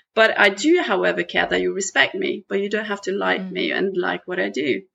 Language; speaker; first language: English; non-native, fluent; Norwegian